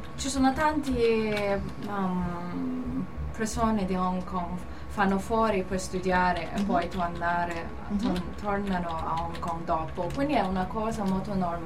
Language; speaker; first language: Italian; non-native, learner; Cantonese